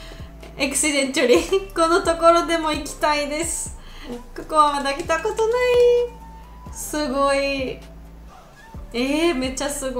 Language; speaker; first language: Japanese; non-native, learner; Georgian